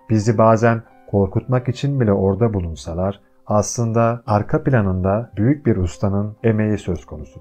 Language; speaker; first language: Turkish; native; Turkish